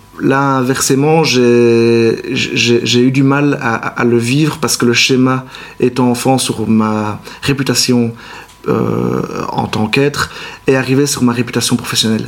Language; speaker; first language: French; native; French